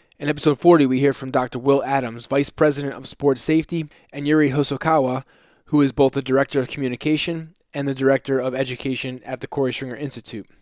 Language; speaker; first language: English; native; English